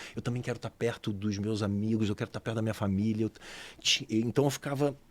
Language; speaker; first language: Portuguese; native; Portuguese